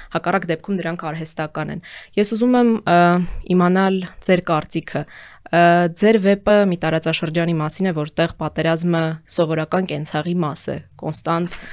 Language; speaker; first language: Armenian; native; Armenian